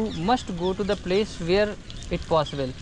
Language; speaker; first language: English; non-native, learner; Hindi